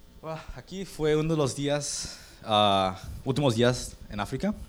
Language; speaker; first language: Spanish; early bilingual, heritage; Spanish